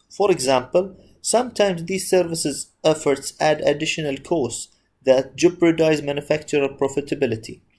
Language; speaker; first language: English; non-native, fluent; Arabic